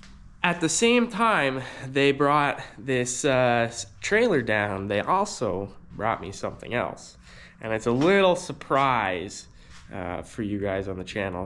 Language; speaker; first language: English; native; English